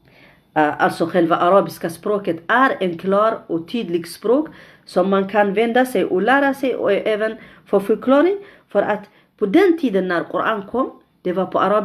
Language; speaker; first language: Swedish; non-native, fluent; Arabic